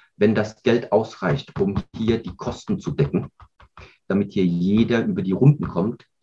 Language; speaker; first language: German; native; German